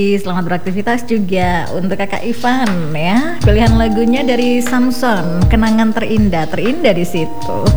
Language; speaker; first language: Indonesian; native; Indonesian